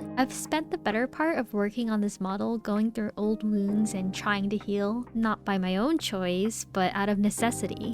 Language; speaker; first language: English; native; English